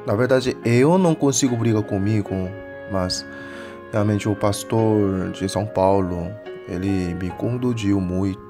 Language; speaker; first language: Portuguese; non-native, fluent; Korean